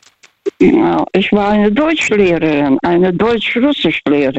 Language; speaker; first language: German; non-native, fluent; Russian